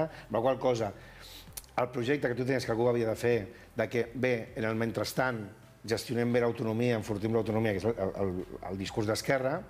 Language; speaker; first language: Catalan; native; Catalan